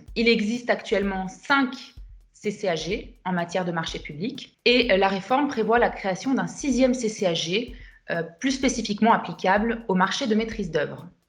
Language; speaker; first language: French; native; French